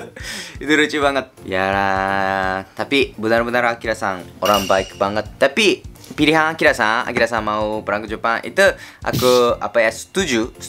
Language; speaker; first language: Indonesian; non-native, fluent; Japanese